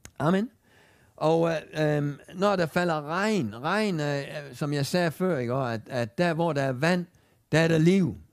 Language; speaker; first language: Danish; native; Danish